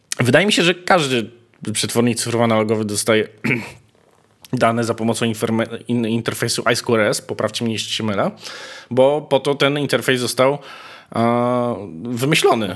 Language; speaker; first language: Polish; native; Polish